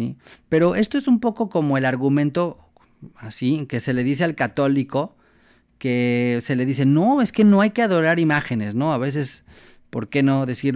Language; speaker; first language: Spanish; native; Spanish